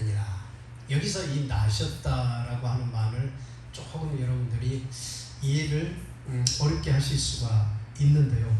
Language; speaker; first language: Korean; native; Korean